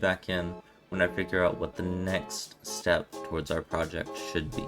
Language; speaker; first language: English; native; English